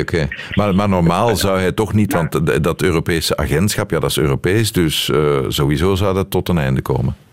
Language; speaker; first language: Dutch; native; Dutch